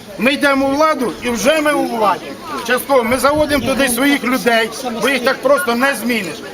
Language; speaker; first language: Ukrainian; native; Ukrainian